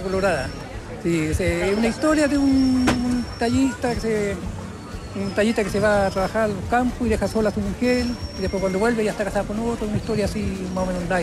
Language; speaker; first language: Spanish; native; Spanish